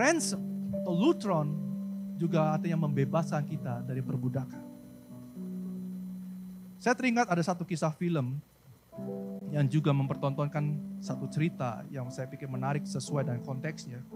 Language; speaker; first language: Indonesian; native; Indonesian